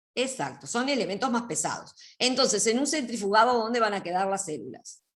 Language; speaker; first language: Spanish; native; Spanish